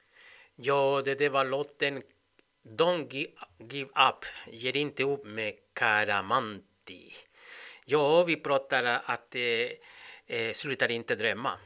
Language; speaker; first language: Swedish; non-native, fluent; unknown